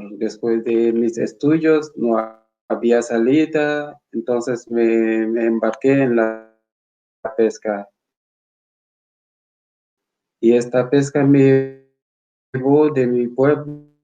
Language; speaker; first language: Spanish; non-native, fluent; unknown